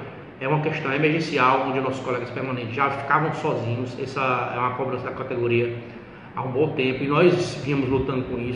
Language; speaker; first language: Portuguese; native; Portuguese